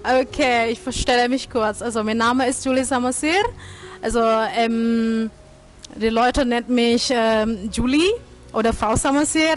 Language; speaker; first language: German; non-native, fluent; Indonesian